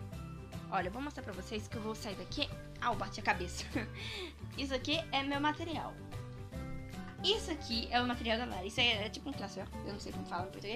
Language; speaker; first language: Portuguese; early bilingual, heritage; Portuguese